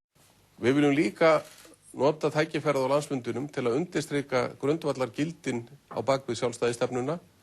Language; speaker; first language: Icelandic; native; Icelandic